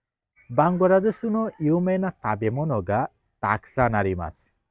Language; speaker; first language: Japanese; non-native, learner; Bangla